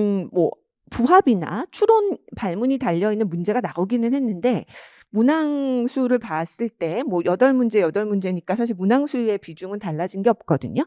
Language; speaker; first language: Korean; native; Korean